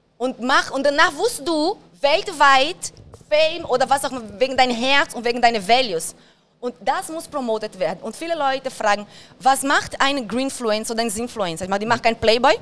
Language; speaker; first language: German; non-native, fluent; Portuguese